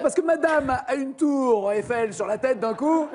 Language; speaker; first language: French; native; French